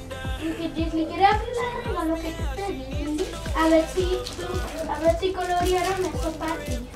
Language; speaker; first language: Spanish; early bilingual, heritage; Spanish